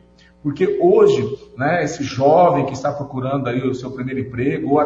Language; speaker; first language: Portuguese; native; Portuguese